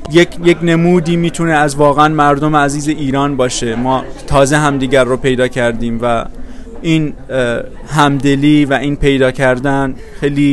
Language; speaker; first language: Persian; native; Persian